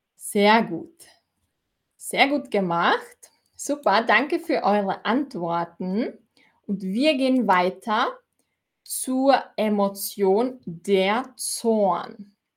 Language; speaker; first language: German; native; German